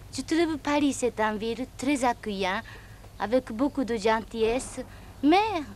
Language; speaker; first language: French; non-native, fluent; Japanese